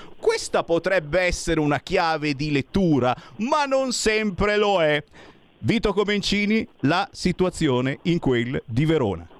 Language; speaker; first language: Italian; native; Italian